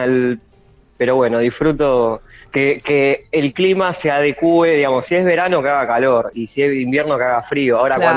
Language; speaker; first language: Spanish; native; Spanish